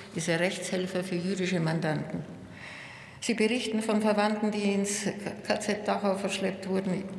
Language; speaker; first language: German; native; German